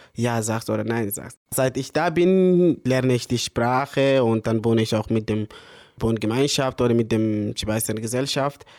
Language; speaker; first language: German; early bilingual, other home language; Arabic